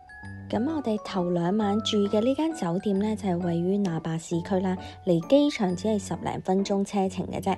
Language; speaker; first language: Cantonese; native; Cantonese